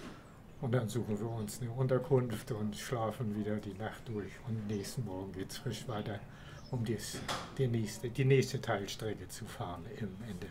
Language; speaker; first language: German; native; German